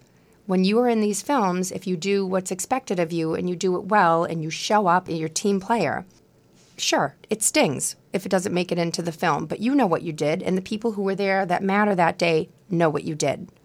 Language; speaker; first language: English; native; English